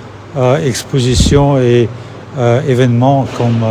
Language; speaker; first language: French; non-native, fluent; Russian